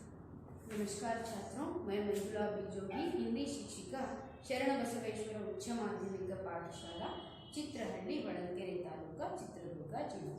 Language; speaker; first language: Hindi; non-native, local second language; Kannada